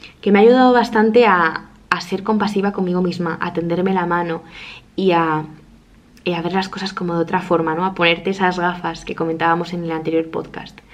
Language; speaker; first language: Spanish; native; Spanish